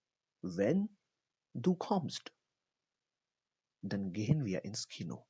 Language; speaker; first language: German; non-native, fluent; Urdu